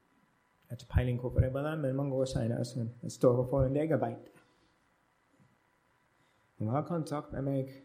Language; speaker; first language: Norwegian; non-native, learner; English